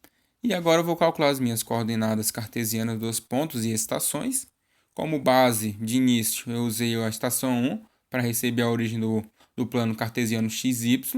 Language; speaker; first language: Portuguese; native; Portuguese